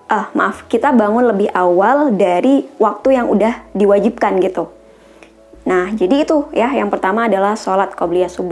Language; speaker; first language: Indonesian; native; Indonesian